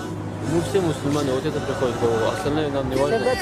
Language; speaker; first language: Russian; non-native, local second language; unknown